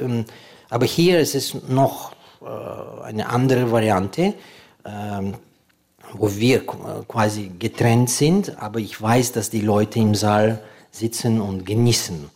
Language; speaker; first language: German; non-native, fluent; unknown